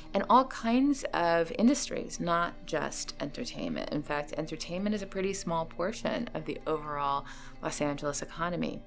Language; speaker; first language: English; native; English